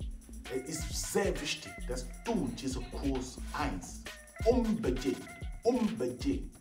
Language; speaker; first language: German; non-native, fluent; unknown